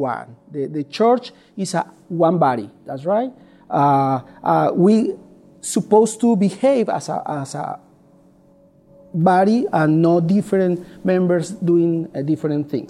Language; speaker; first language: English; non-native, learner; Spanish